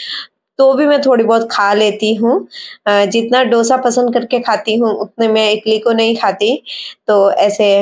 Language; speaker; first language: Hindi; native; Hindi